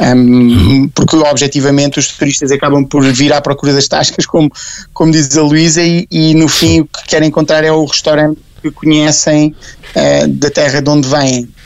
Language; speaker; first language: Portuguese; native; Portuguese